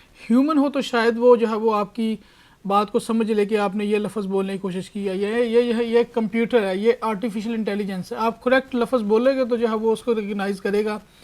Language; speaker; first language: Urdu; non-native, local second language; Punjabi